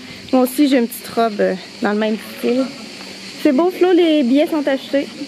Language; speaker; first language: French; native; French